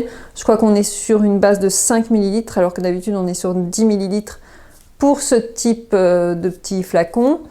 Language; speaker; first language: French; native; French